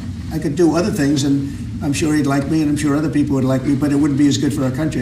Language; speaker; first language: English; native; English